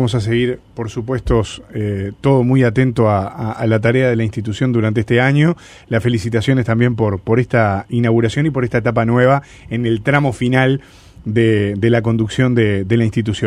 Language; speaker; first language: Spanish; native; Spanish